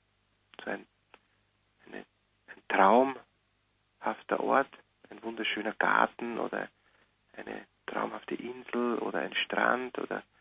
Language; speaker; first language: German; native; German